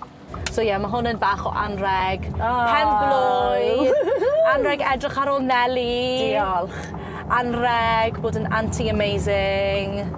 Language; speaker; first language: Welsh; native; Welsh